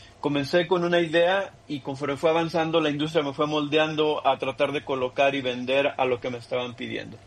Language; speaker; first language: Spanish; early bilingual, heritage; Spanish